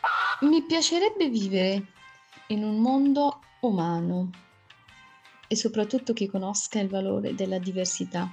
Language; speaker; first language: Italian; non-native, fluent; Arabic